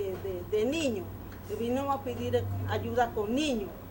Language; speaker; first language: Spanish; non-native, local second language; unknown